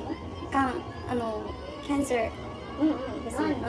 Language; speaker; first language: Japanese; non-native, fluent; Korean